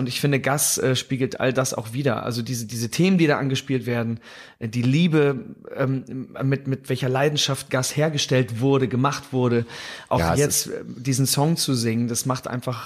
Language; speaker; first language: German; native; German